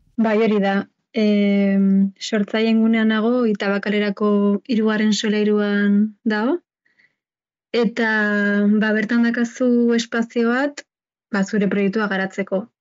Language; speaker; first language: Basque; native; Basque